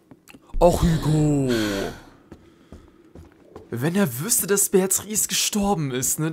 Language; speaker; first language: German; native; German